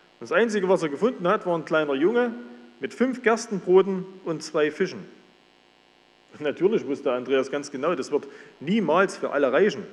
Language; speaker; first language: German; native; German